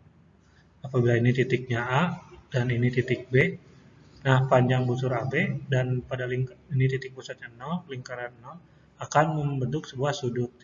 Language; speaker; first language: Indonesian; native; Indonesian